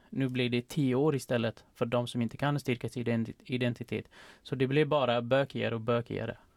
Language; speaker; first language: Swedish; non-native, fluent; Persian